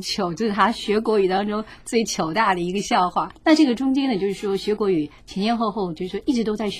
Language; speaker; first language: Chinese; native; Chinese